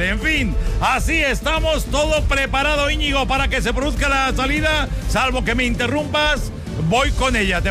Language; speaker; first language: Spanish; native; Spanish